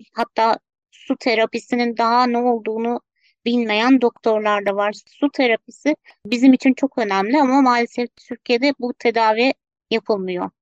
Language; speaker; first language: Turkish; native; Turkish